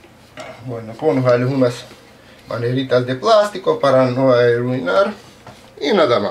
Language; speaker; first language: Spanish; non-native, learner; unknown